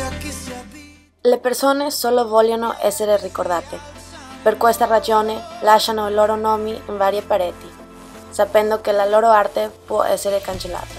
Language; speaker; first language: Italian; non-native, learner; English